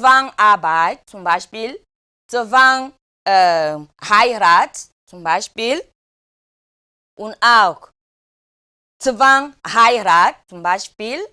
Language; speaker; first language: German; non-native, learner; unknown